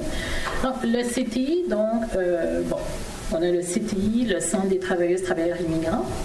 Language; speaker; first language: French; native; French